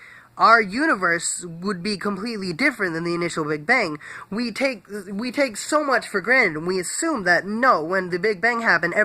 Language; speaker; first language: English; native; English